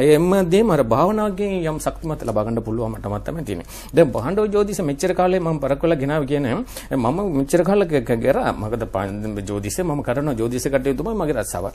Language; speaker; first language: Sinhala; non-native, fluent; Tamil